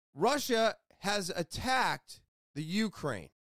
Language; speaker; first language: English; native; English